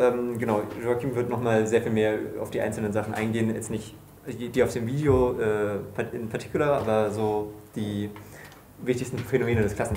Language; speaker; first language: German; native; German